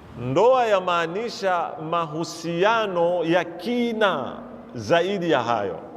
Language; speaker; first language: Swahili; native; Swahili